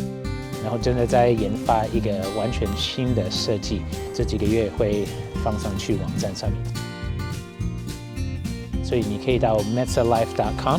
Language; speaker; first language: Chinese; non-native, fluent; English